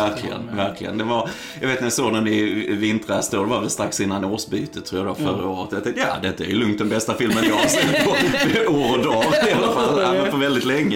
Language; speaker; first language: Swedish; native; Swedish